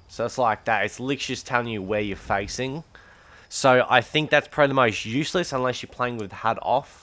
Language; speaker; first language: English; native; English